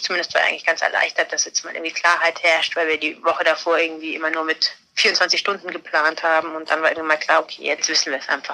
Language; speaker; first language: German; native; German